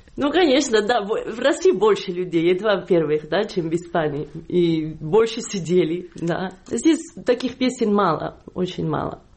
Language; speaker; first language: Russian; non-native, fluent; Catalan